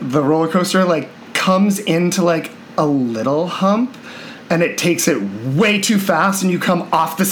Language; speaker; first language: English; native; English